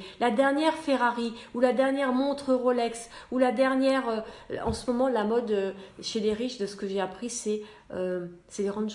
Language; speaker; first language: French; native; French